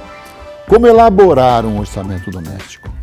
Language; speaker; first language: Portuguese; native; Portuguese